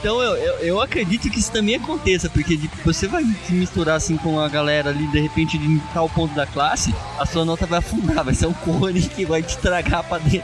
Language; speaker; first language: Portuguese; native; Portuguese